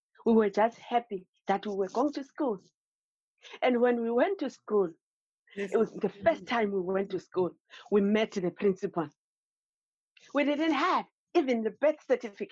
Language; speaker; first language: English; non-native, local second language; Xhosa